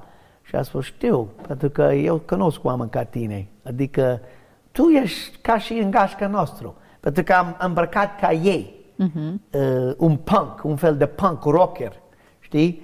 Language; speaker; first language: Romanian; non-native, learner; English